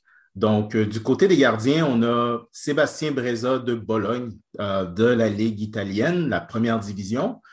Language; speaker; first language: French; native; French